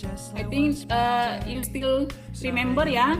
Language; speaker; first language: English; non-native, learner; Indonesian